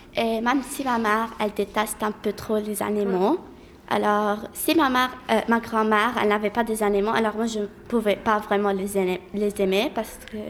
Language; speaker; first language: French; early bilingual, other home language; Arabic